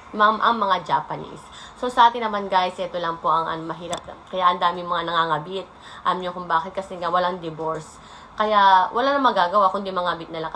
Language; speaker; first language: Filipino; native; Filipino